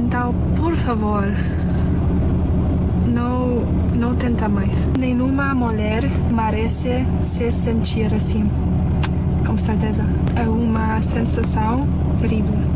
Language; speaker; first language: Portuguese; non-native, learner; English